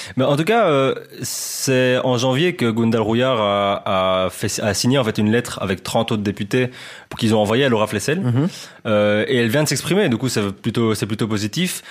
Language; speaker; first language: French; native; French